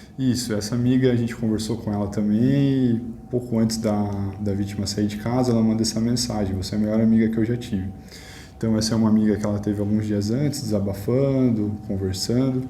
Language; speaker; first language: Portuguese; native; Portuguese